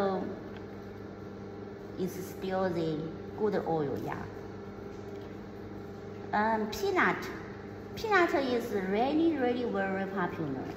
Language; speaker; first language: English; non-native, learner; Chinese